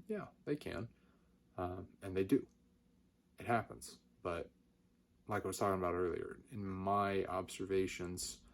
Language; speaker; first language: English; native; English